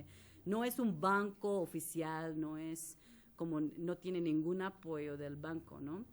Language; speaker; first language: Spanish; non-native, fluent; English